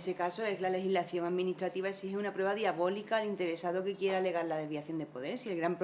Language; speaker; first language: Spanish; native; Spanish